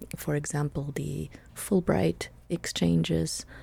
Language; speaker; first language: English; non-native, fluent; Spanish